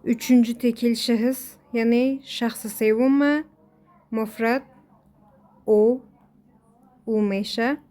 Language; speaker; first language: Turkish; non-native, fluent; Persian